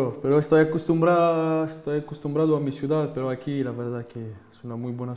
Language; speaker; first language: Spanish; non-native, fluent; French